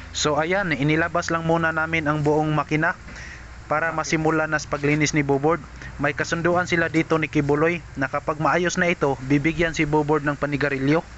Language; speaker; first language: Filipino; native; Filipino